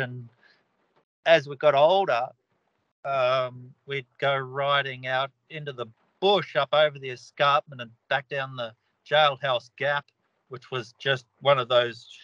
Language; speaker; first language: English; native; English